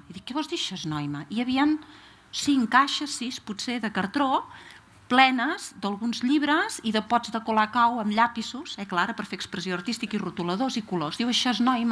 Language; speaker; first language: Catalan; native; Catalan